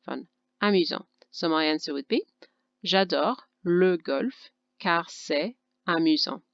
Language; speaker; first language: French; non-native, fluent; English